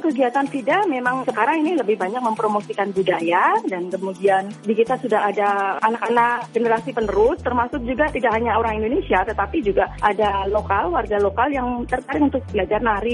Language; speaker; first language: Indonesian; native; Indonesian